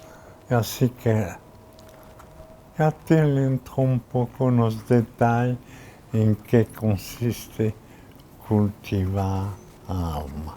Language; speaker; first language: Portuguese; non-native, fluent; French